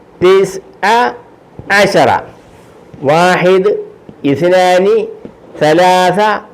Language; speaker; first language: Arabic; non-native, fluent; Malayalam